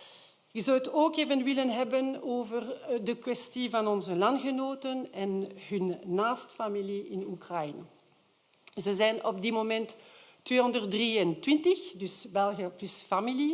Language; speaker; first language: Dutch; non-native, local second language; French